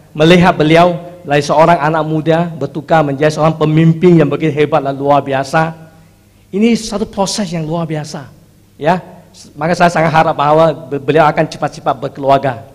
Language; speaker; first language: Indonesian; non-native, fluent; Chinese